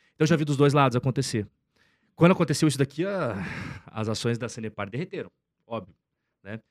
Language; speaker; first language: Portuguese; native; Portuguese